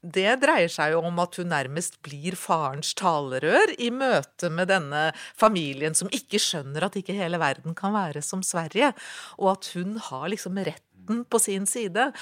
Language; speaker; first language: Norwegian; native; Norwegian